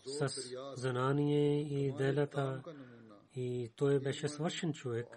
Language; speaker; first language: Bulgarian; non-native, learner; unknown